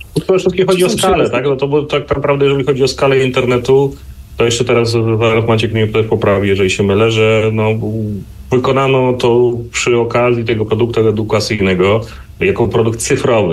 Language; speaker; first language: Polish; native; Polish